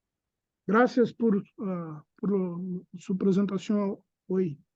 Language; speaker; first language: Spanish; non-native, fluent; Portuguese